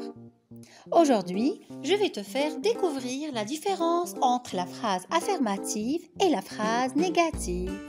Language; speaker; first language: French; non-native, local second language; Arabic